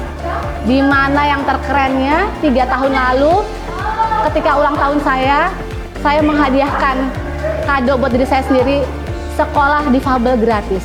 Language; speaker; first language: Indonesian; native; Indonesian